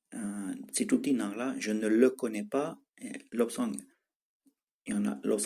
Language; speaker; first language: French; non-native, fluent; Tibetan